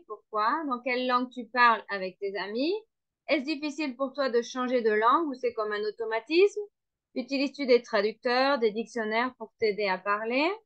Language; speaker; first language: French; non-native, fluent; Spanish